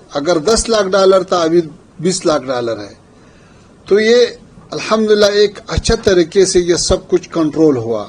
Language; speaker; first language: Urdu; non-native, fluent; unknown